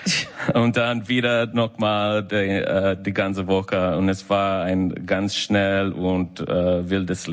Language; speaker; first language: German; non-native, fluent; English